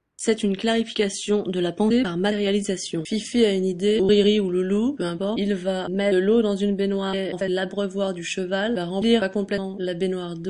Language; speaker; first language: French; native; French